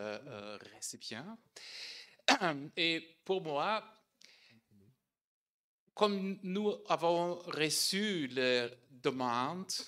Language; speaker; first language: French; non-native, fluent; German